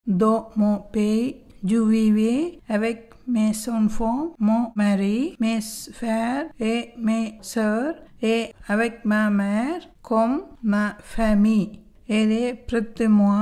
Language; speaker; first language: French; non-native, learner; Tamil